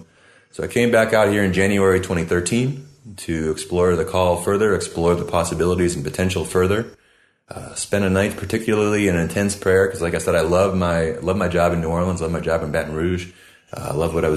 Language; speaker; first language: English; native; English